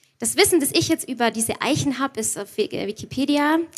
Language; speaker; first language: German; native; German